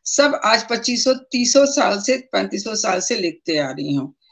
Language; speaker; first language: Hindi; native; Hindi